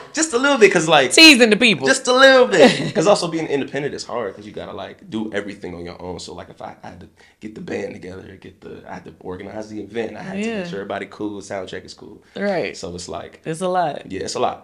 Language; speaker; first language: English; native; English